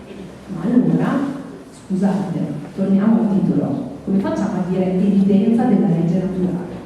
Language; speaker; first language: Italian; native; Italian